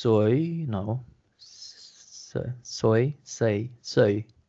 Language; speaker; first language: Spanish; non-native, learner; Swedish